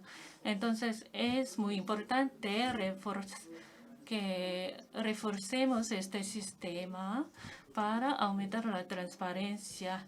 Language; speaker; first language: Spanish; non-native, fluent; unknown